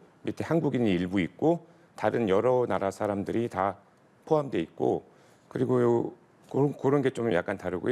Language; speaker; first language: Korean; native; Korean